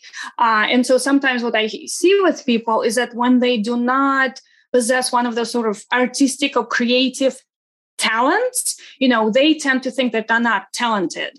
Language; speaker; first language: English; non-native, fluent; Russian